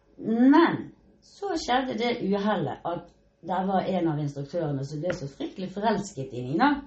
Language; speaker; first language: Norwegian; native; Norwegian